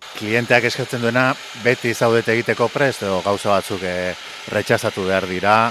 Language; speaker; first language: Basque; native; Basque